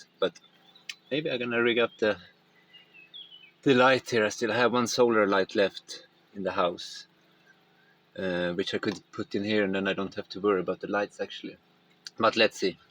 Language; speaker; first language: English; non-native, fluent; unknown